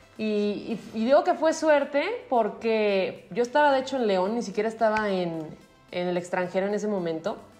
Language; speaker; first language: Spanish; native; Spanish